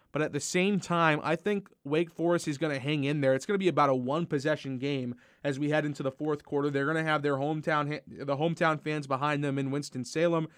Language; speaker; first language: English; native; English